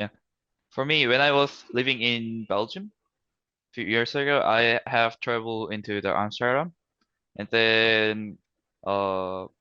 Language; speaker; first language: English; non-native, learner; Korean